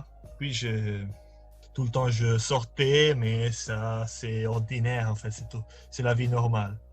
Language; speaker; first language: French; non-native, learner; Italian